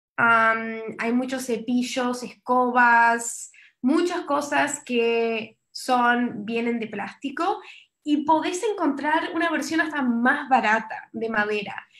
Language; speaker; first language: Spanish; early bilingual, heritage; Spanish